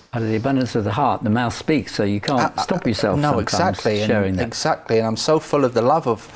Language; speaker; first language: English; native; English